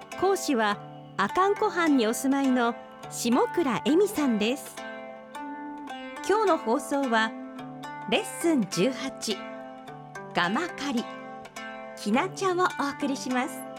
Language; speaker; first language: Japanese; native; Japanese